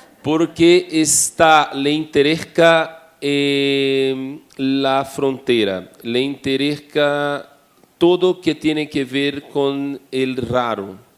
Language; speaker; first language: Spanish; non-native, fluent; Portuguese